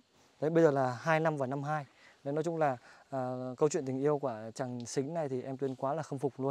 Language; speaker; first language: Vietnamese; native; Vietnamese